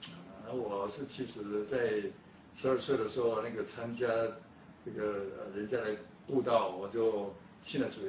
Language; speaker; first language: Chinese; native; Chinese